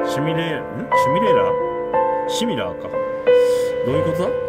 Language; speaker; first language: Japanese; native; Japanese